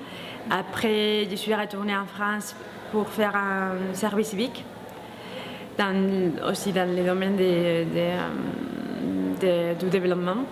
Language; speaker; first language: French; non-native, fluent; Spanish